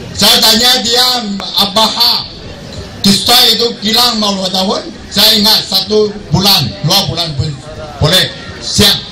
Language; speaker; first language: Indonesian; non-native, local second language; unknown